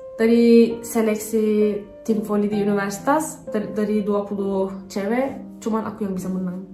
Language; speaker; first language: Indonesian; non-native, fluent; Turkish